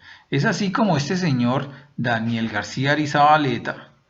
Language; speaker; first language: Spanish; native; Spanish